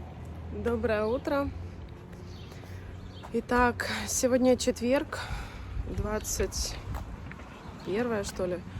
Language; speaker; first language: Russian; native; Russian